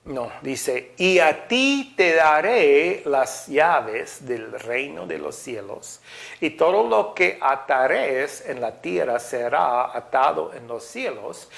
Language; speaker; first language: Spanish; non-native, fluent; English